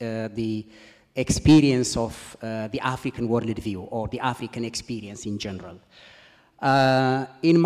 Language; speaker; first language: English; non-native, fluent; Amharic